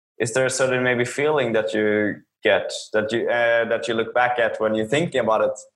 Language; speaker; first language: English; non-native, fluent; Swedish